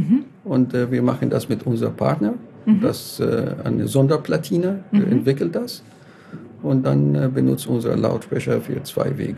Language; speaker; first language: German; non-native, fluent; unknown